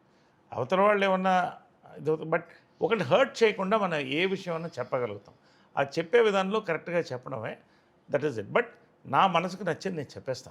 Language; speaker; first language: Telugu; native; Telugu